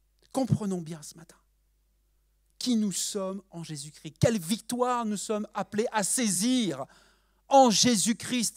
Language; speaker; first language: French; native; French